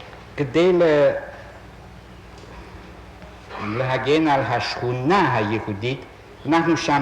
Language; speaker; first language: Hebrew; non-native, fluent; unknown